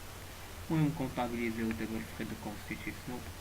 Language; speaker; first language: Arabic; native; Arabic